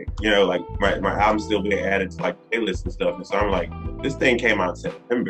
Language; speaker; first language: English; native; English